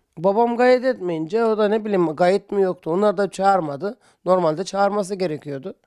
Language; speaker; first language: Turkish; native; Turkish